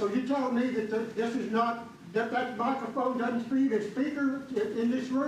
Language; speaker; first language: English; native; English